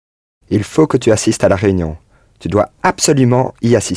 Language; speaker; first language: French; non-native, learner; English